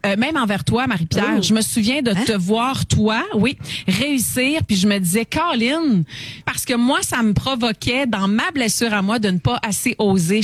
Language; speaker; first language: French; native; French